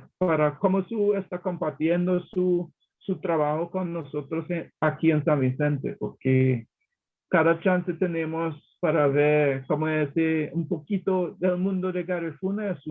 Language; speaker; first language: Spanish; non-native, learner; English